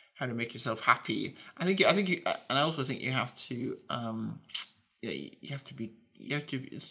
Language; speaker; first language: English; native; English